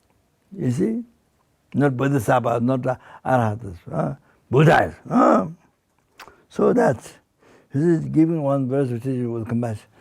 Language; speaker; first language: English; non-native, fluent; Sherpa